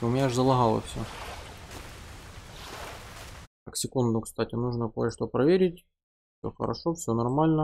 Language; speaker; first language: Russian; native; Russian